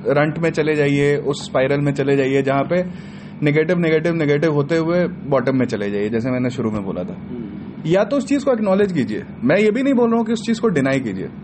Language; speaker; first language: Hindi; native; Hindi